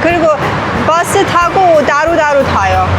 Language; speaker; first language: Korean; non-native, learner; Persian